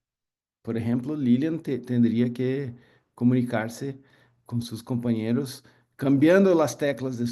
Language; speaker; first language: Spanish; non-native, learner; Portuguese